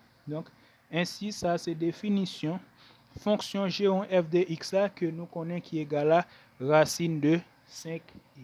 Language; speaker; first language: French; non-native, local second language; Haitian Creole